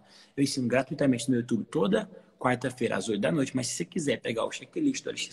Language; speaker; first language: Portuguese; native; Portuguese